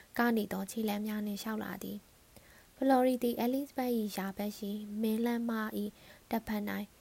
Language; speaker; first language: Burmese; native; Burmese